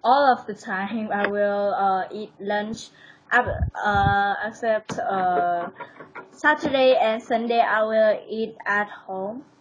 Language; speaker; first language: English; non-native, learner; Vietnamese